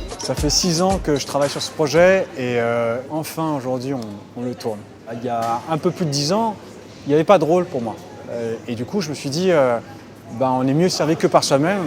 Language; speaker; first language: French; early bilingual, other home language; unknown